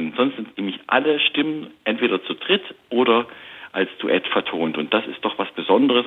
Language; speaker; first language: German; native; German